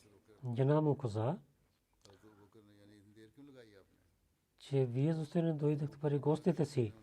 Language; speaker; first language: Bulgarian; non-native, learner; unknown